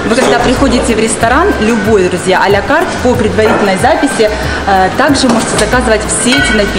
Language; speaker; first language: Russian; native; Russian